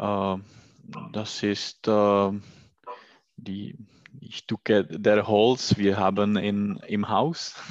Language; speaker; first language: German; non-native, learner; Czech